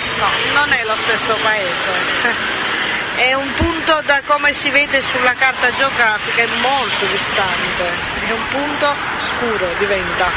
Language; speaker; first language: Italian; native; Italian